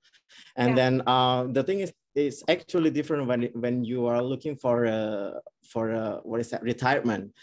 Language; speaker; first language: English; non-native, fluent; Indonesian